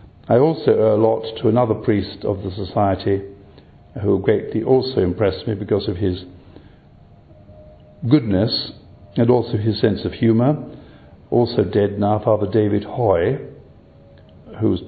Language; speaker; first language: English; native; English